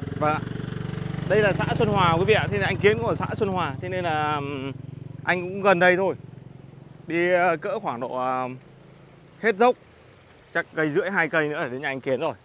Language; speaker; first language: Vietnamese; non-native, local second language; Hmong